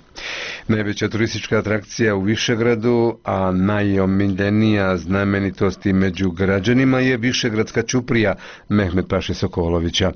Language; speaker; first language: Croatian; native; Croatian